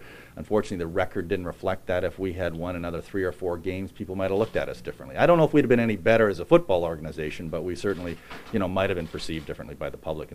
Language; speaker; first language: English; native; English